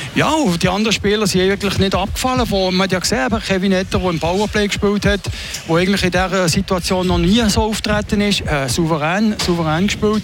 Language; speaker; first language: German; native; German